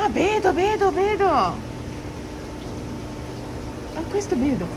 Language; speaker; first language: Italian; non-native, learner; Japanese